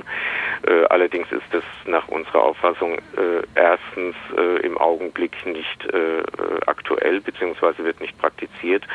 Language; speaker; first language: German; native; German